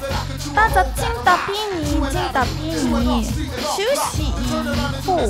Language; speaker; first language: Chinese; non-native, learner; Korean